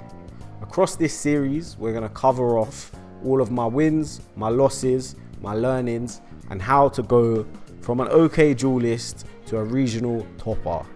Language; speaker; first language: English; native; English